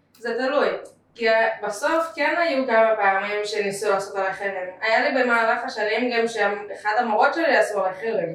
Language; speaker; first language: Hebrew; early bilingual, other home language; Russian